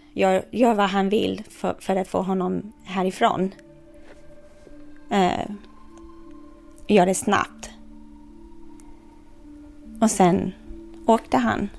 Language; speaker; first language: Swedish; non-native, fluent; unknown